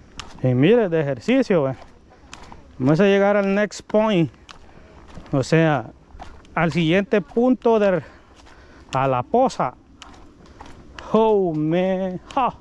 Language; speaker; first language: Spanish; native; Spanish